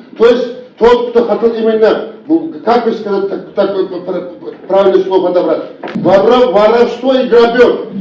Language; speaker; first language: Russian; non-native, local second language; Avaric